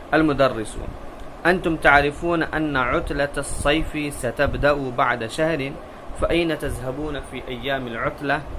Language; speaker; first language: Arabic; non-native, fluent; Urdu